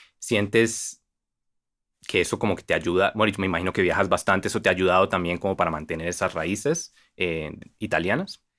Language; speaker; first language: Spanish; native; Spanish